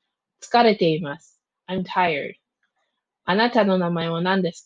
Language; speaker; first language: Japanese; non-native, fluent; English